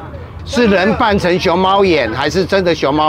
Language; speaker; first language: Chinese; native; Chinese